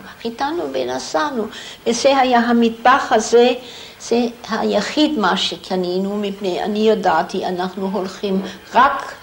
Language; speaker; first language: Hebrew; non-native, fluent; German